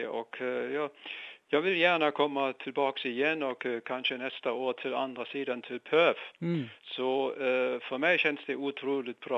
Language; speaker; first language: Swedish; non-native, fluent; German